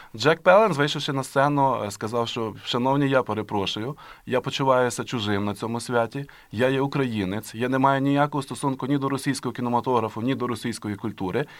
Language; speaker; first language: Ukrainian; native; Ukrainian